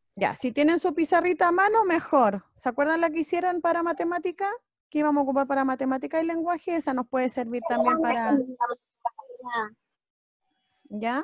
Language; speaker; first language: Spanish; native; Spanish